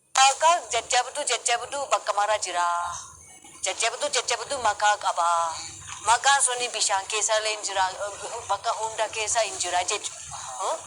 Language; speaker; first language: Oromo; non-native, fluent; Japanese